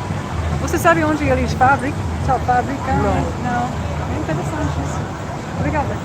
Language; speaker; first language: Portuguese; non-native, learner; English